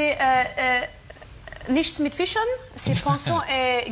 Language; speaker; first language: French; non-native, learner; German